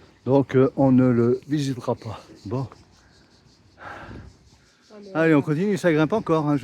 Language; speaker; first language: French; native; French